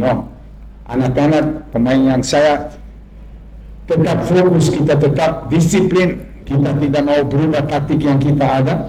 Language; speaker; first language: Indonesian; non-native, fluent; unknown